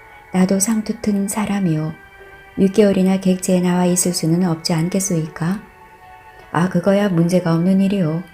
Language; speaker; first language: Korean; native; Korean